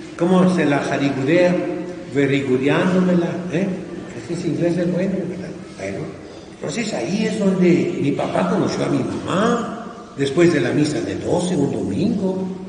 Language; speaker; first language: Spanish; native; Spanish